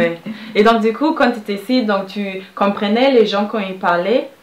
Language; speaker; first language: French; non-native, fluent; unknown